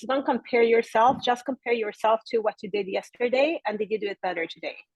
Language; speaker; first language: English; non-native, fluent; Swedish